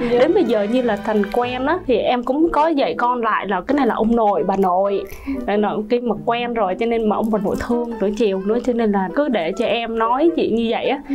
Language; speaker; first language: Vietnamese; native; Vietnamese